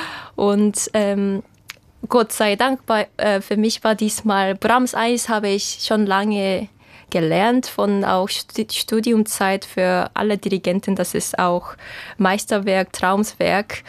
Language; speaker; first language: German; non-native, fluent; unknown